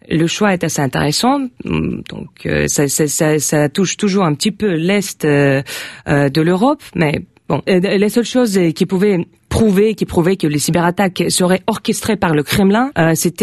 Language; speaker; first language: French; non-native, fluent; Russian